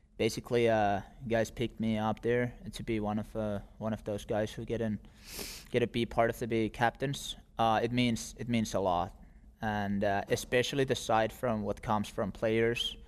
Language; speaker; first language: English; non-native, fluent; Finnish